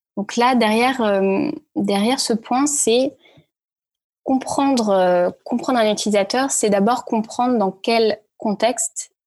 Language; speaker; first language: French; native; French